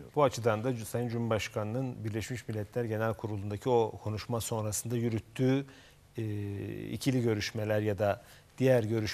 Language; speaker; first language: Turkish; native; Turkish